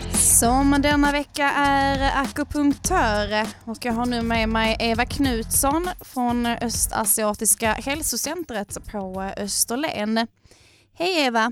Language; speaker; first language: Swedish; native; Swedish